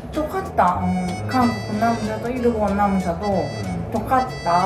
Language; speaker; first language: Korean; non-native, learner; Japanese